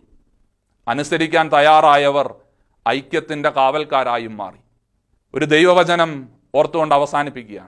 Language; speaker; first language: Malayalam; native; Malayalam